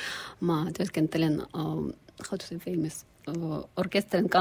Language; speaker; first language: Finnish; non-native, learner; Russian